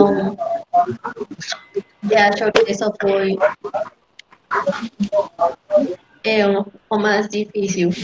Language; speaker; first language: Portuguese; non-native, learner; Spanish